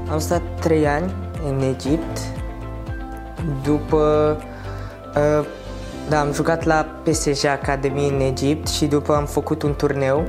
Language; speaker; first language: Romanian; non-native, learner; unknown